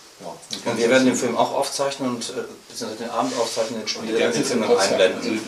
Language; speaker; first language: German; native; German